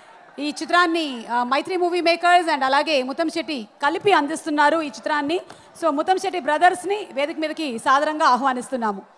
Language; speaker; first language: Telugu; native; Telugu